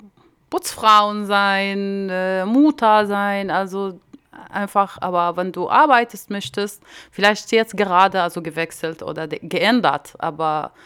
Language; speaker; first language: German; non-native, learner; Arabic